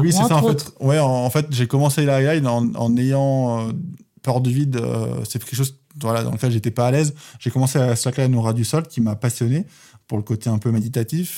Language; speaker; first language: French; native; French